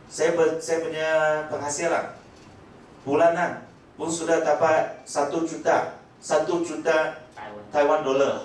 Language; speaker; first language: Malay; non-native, local second language; Chinese